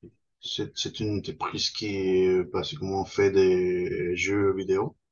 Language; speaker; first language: French; non-native, fluent; Spanish